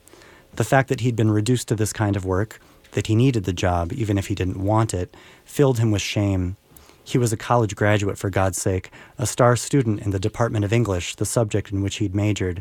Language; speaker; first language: English; native; English